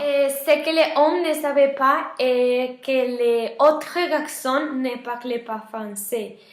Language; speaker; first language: French; non-native, learner; Spanish